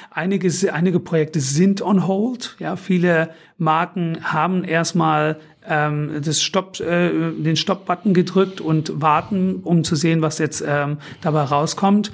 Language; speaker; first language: German; early bilingual, other home language; Turkish